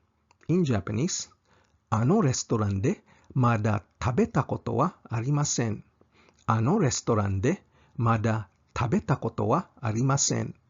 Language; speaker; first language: Japanese; non-native, fluent; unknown